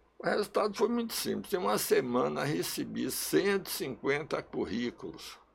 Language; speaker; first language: Portuguese; early bilingual, other home language; Russian